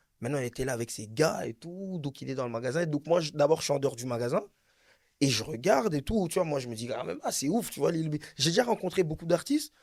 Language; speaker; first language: French; native; French